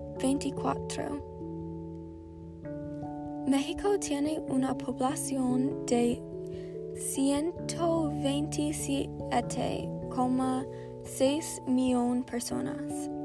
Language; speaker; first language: Spanish; non-native, learner; English